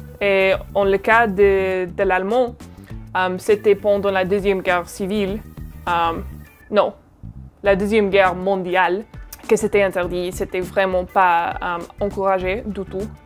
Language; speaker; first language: French; non-native, fluent; English